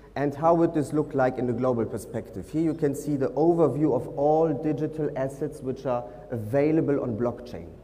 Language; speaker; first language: English; non-native, fluent; German